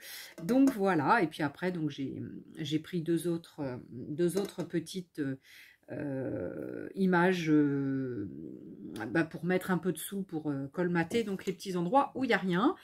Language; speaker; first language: French; native; French